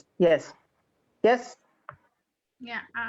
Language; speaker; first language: English; non-native, learner; Burmese